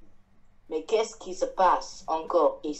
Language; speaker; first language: French; non-native, learner; Chinese